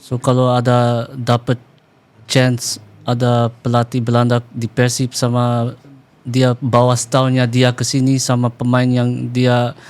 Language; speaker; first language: Indonesian; early bilingual, heritage; Dutch